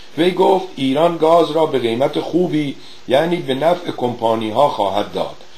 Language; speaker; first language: Persian; native; Persian